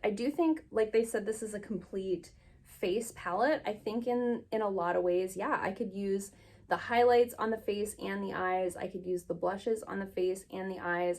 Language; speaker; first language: English; native; English